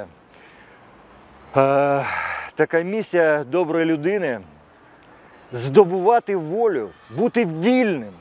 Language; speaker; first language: Ukrainian; native; Ukrainian